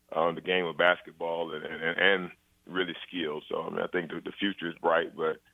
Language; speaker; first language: English; native; English